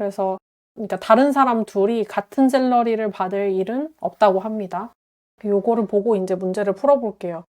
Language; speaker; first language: Korean; native; Korean